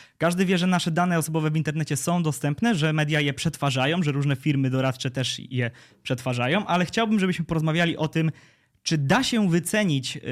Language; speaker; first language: Polish; native; Polish